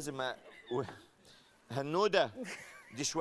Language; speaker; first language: Arabic; native; Arabic